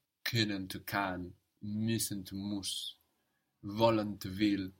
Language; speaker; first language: German; non-native, fluent; English